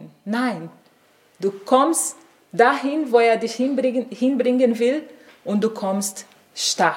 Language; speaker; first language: German; non-native, fluent; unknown